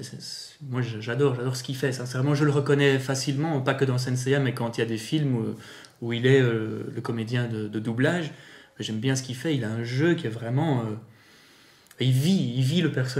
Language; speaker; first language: French; native; French